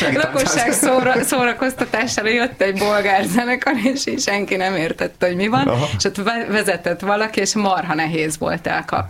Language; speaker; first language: Hungarian; native; Hungarian